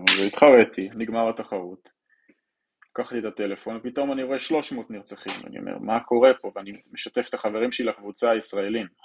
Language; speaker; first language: Hebrew; native; Hebrew